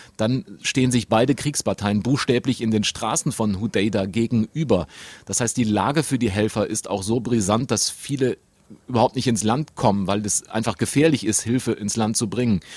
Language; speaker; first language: German; native; German